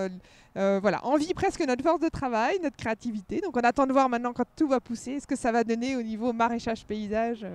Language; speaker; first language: French; native; French